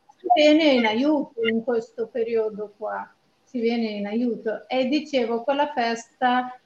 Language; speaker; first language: Italian; non-native, fluent; Romanian